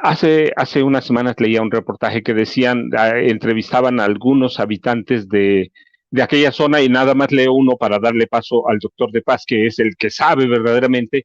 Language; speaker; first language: Spanish; native; Spanish